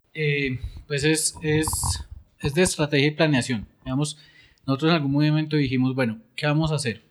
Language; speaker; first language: Spanish; native; Spanish